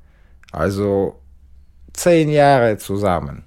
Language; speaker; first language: German; non-native, learner; Russian